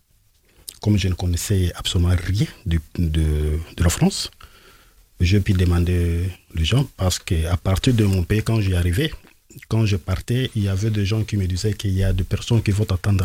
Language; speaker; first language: French; non-native, local second language; Lingala